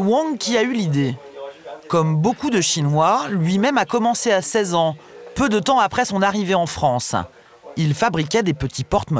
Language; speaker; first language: French; native; French